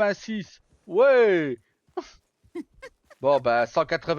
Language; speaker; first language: French; native; French